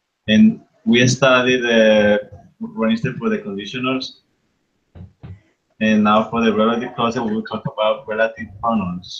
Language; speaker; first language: English; non-native, fluent; Spanish